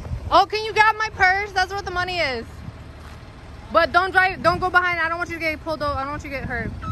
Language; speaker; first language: English; early bilingual, other home language; Spanish